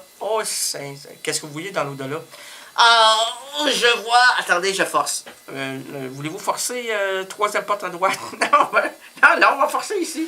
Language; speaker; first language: French; native; French